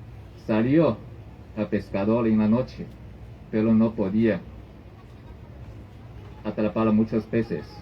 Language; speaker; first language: Spanish; non-native, learner; Chinese